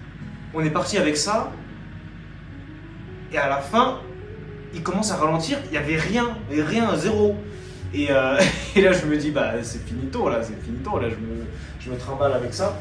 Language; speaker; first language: French; native; French